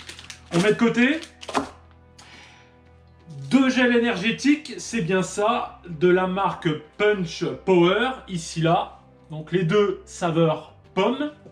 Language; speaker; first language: French; native; French